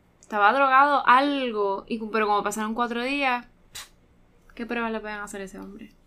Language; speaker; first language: Spanish; native; Spanish